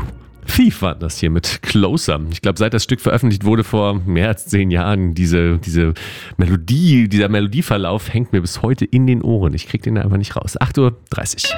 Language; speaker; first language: German; native; German